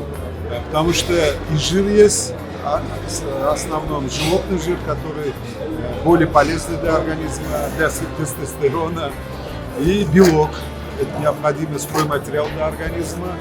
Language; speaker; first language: Russian; non-native, local second language; Uzbek